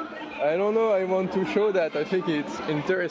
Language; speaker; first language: English; non-native, learner; French